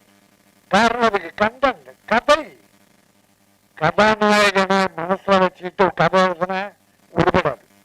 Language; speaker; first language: Tamil; native; Tamil